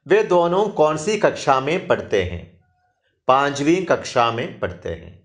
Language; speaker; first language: Hindi; non-native, local second language; Malayalam